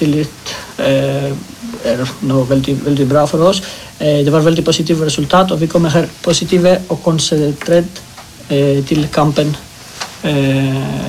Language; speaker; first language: Norwegian; non-native, learner; Greek